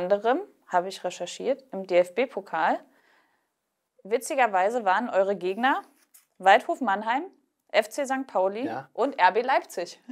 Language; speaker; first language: German; native; German